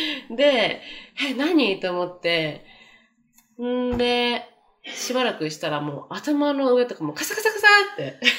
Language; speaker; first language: Japanese; native; Japanese